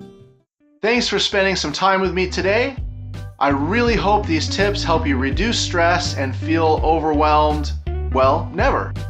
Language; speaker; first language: English; native; English